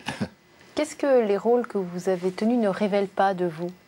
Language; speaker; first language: French; native; French